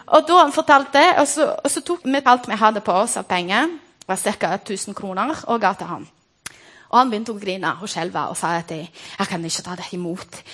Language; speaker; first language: Norwegian; non-native, fluent; Portuguese